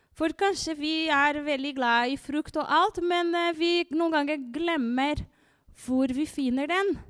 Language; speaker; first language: Norwegian; non-native, fluent; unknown